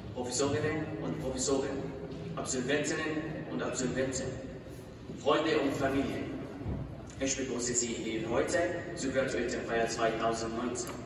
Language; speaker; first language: German; non-native, fluent; Arabic